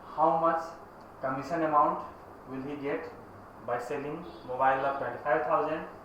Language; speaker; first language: English; non-native, local second language; Nepali